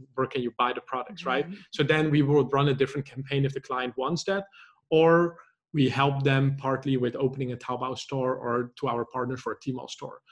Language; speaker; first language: English; non-native, fluent; Dutch